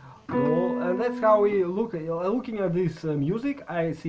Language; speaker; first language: English; non-native, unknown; Russian